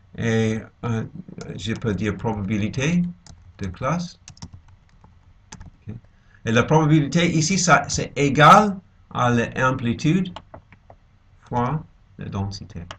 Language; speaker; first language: French; non-native, fluent; English